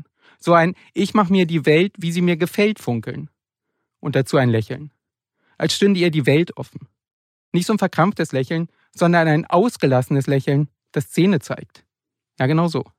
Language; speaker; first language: German; native; German